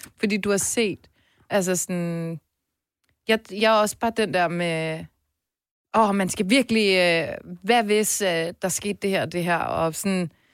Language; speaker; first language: Danish; native; Danish